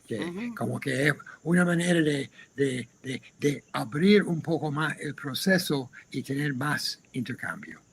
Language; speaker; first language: Spanish; non-native, fluent; English